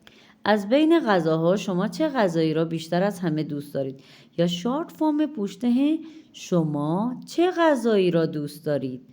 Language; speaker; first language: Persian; non-native, fluent; Urdu